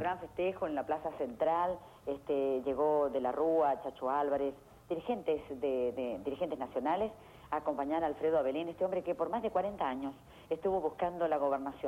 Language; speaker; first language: Spanish; native; Spanish